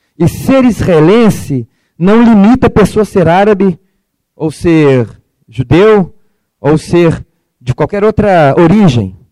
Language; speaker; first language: Portuguese; early bilingual, other home language; Arabic